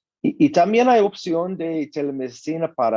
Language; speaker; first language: Spanish; non-native, learner; English